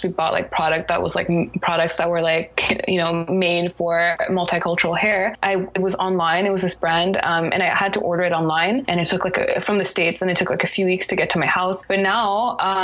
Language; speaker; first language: English; native; English